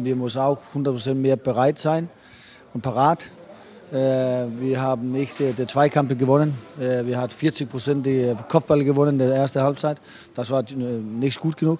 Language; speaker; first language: German; non-native, fluent; Danish